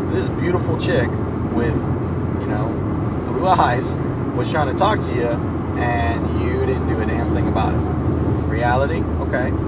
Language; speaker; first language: English; early bilingual, other home language; Spanish